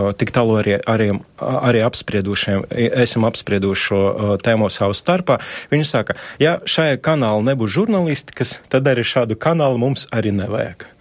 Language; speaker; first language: Latvian; non-native, local second language; Russian